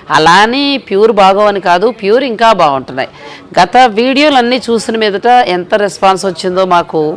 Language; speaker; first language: Telugu; native; Telugu